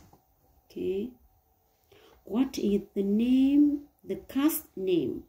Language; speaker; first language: English; non-native, learner; Vietnamese